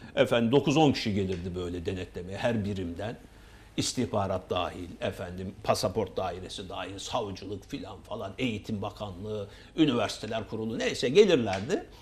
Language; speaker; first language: Turkish; native; Turkish